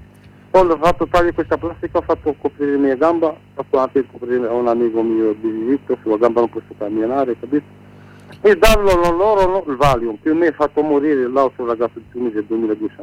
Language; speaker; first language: Italian; non-native, learner; Arabic